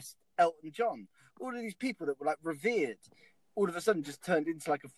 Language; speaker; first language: English; native; English